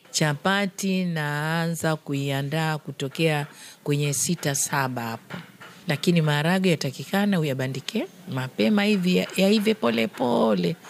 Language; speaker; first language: Swahili; native; Swahili